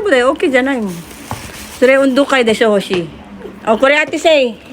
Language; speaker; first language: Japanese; non-native, fluent; Filipino